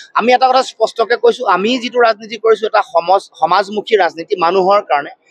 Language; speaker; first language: Assamese; native; Assamese